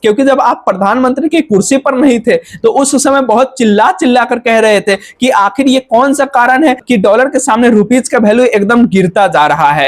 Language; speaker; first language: Hindi; native; Hindi